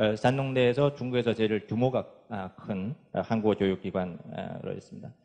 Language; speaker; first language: Korean; non-native, fluent; Chinese